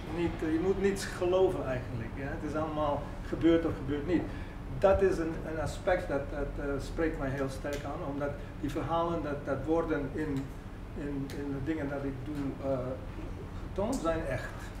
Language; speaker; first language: Dutch; non-native, fluent; English